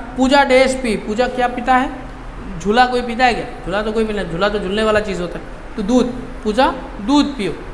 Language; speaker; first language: Hindi; non-native, local second language; Bangla